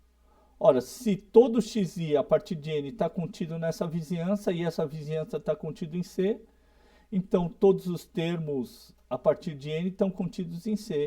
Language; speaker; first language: Portuguese; native; Portuguese